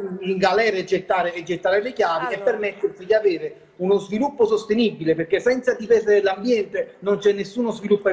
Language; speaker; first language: Italian; native; Italian